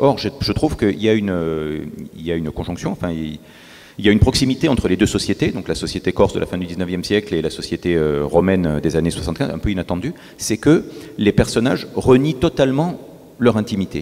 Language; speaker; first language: French; native; French